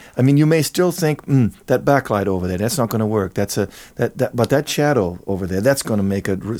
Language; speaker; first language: English; non-native, fluent; German